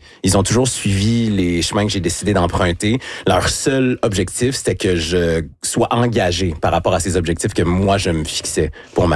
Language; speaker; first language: French; native; French